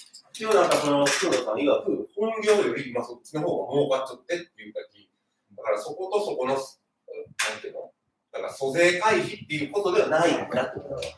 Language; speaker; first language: Japanese; native; Japanese